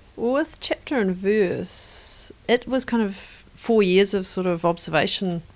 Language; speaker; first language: English; native; English